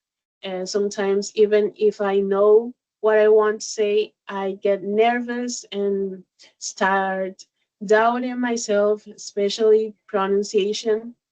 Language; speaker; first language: English; non-native, learner; Spanish